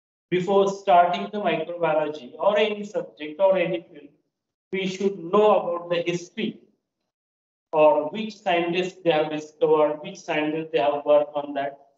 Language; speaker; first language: English; non-native, local second language; Marathi